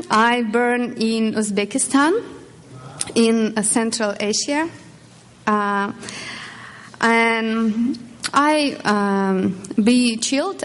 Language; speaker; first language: English; non-native, learner; Russian